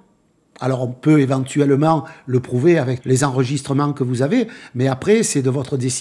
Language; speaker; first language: French; native; French